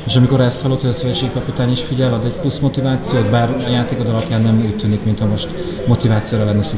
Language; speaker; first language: Hungarian; native; Hungarian